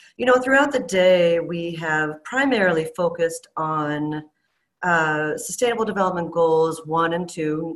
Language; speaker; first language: English; native; English